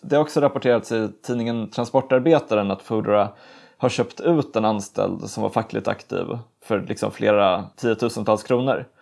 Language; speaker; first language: Swedish; native; Swedish